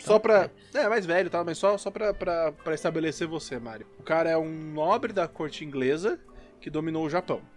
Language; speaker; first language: Portuguese; native; Portuguese